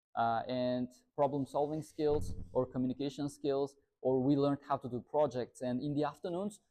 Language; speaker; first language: English; non-native, fluent; Uzbek